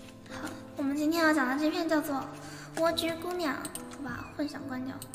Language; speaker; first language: Chinese; early bilingual, heritage; Chinese